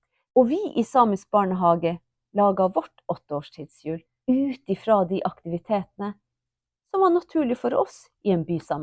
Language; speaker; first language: Norwegian; non-native, local second language; Northern Sami